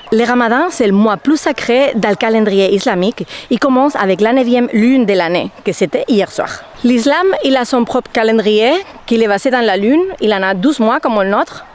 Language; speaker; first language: French; non-native, fluent; Spanish